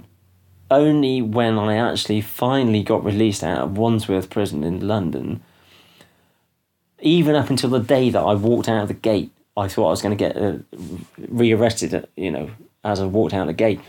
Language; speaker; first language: English; native; English